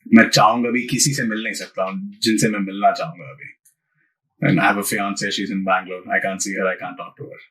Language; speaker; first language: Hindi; non-native, local second language; Malayalam